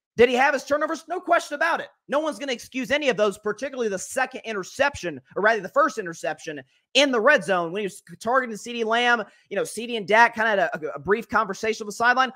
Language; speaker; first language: English; native; English